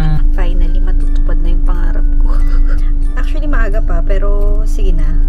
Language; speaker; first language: Filipino; native; Filipino